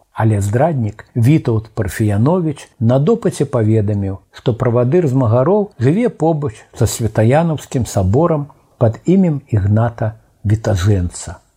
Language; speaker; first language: Belarusian; native; Belarusian